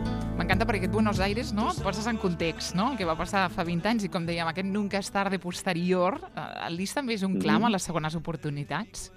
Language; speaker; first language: Catalan; native; Catalan